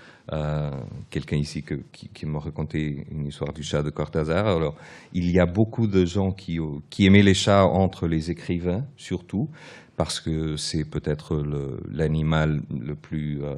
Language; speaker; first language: French; early bilingual, other home language; Portuguese